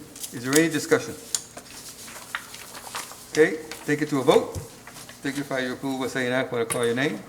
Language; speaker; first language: English; native; English